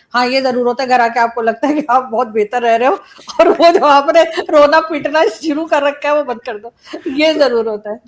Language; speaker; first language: Hindi; native; Hindi